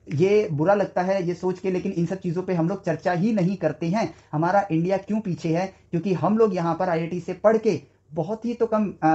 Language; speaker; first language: Hindi; native; Hindi